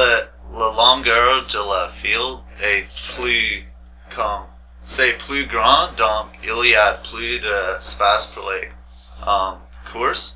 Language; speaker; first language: French; non-native, learner; English